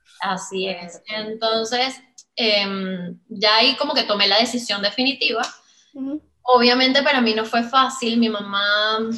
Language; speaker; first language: Spanish; native; Spanish